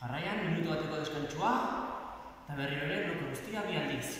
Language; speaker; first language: Basque; native; Basque